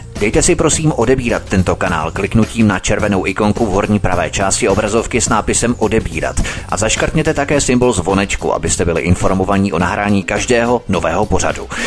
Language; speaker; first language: Czech; native; Czech